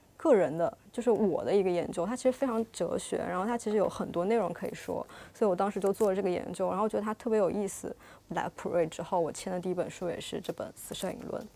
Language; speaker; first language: Chinese; native; Chinese